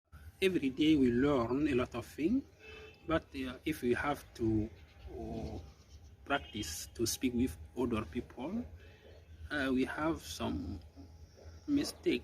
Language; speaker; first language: English; non-native, learner; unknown